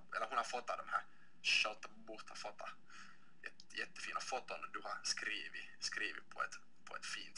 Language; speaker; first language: Swedish; native; Swedish